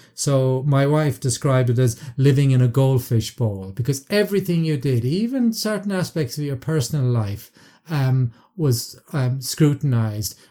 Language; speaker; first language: English; native; English